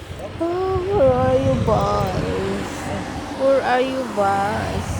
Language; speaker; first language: English; non-native, local second language; Filipino